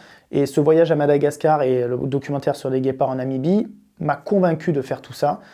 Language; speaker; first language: French; native; French